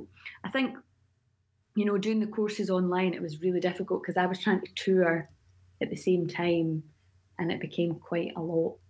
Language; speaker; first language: English; native; English